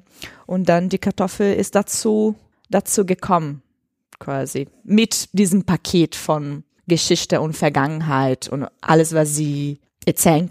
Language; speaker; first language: German; non-native, fluent; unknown